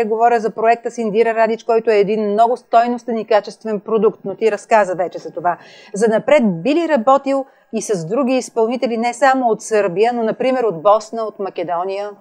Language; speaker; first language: Bulgarian; native; Bulgarian